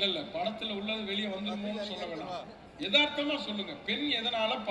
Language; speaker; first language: Tamil; native; Tamil